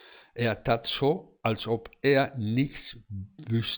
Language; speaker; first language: German; non-native, fluent; Spanish